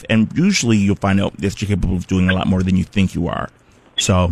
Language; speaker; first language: English; native; English